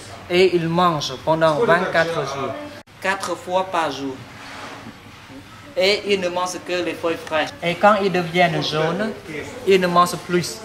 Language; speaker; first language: French; non-native, fluent; Khmer